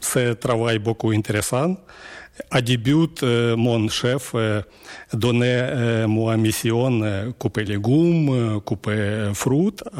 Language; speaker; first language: French; non-native, learner; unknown